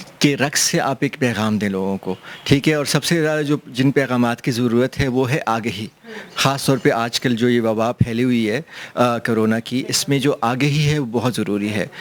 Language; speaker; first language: Urdu; non-native, local second language; Pashto